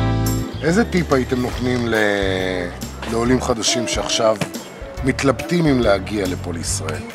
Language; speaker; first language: Hebrew; early bilingual, other home language; Russian